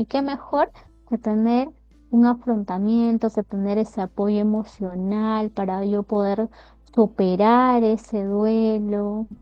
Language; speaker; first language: Spanish; native; Spanish